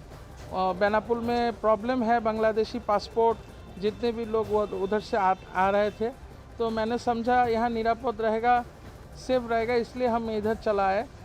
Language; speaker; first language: Hindi; non-native, fluent; Bangla